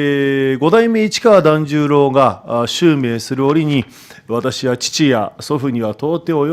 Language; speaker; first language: Japanese; native; Japanese